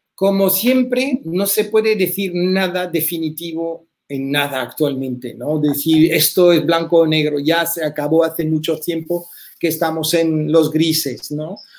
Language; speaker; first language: Spanish; early bilingual, heritage; French